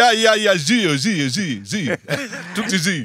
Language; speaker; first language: Italian; non-native, learner; Bambara